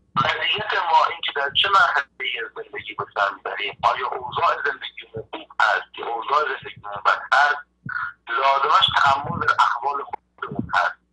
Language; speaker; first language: Persian; non-native, local second language; Azerbaijani